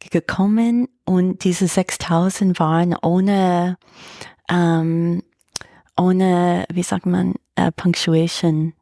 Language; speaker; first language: German; non-native, fluent; English